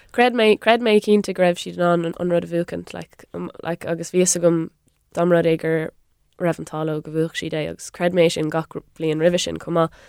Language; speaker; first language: Irish; non-native, local second language; English